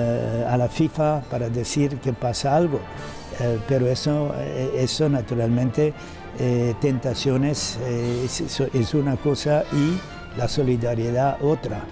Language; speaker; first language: Spanish; non-native, fluent; German